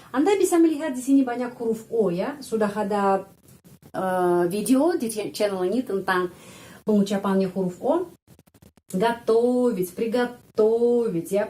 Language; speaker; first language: Indonesian; non-native, fluent; Russian